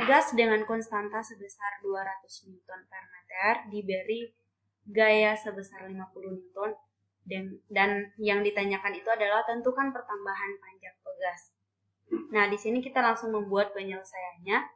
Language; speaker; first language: Indonesian; native; Indonesian